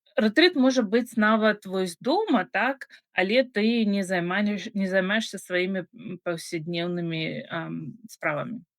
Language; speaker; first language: Belarusian; non-native, local second language; Russian